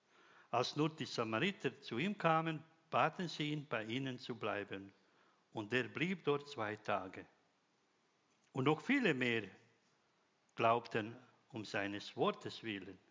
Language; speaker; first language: German; non-native, fluent; Croatian